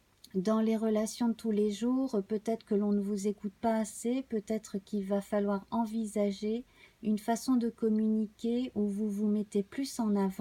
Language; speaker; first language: French; native; French